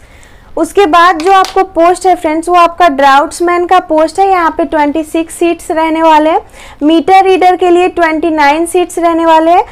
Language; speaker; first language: Hindi; native; Hindi